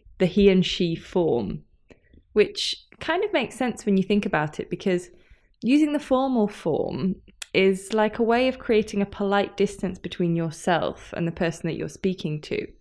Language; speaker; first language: English; native; English